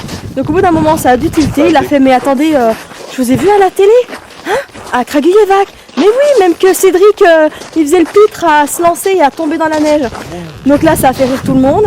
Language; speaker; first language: French; native; French